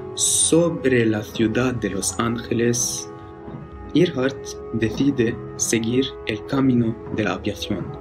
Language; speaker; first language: Spanish; non-native, learner; Arabic